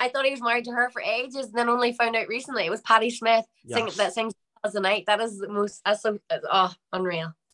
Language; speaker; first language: English; native; English